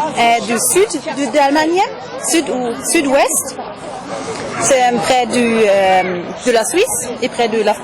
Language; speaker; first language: French; non-native, learner; German